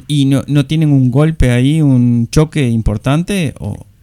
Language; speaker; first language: Spanish; native; Spanish